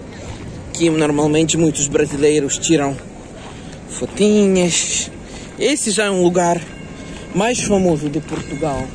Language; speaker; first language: Portuguese; non-native, fluent; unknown